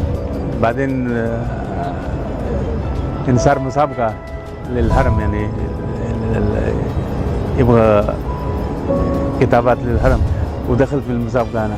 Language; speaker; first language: Arabic; non-native, fluent; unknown